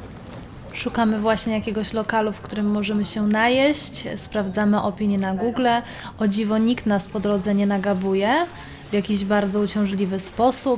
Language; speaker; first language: Polish; native; Polish